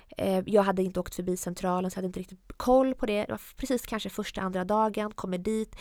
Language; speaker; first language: Swedish; early bilingual, other home language; Arabic